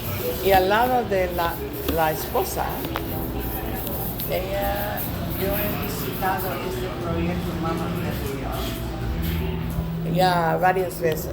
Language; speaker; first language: Spanish; non-native, learner; English